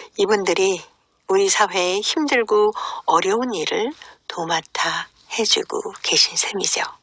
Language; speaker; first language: Korean; native; Korean